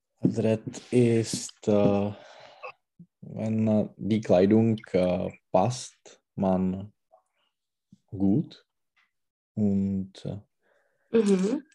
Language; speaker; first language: German; non-native, learner; Czech